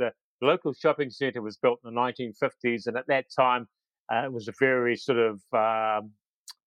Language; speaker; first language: English; native; English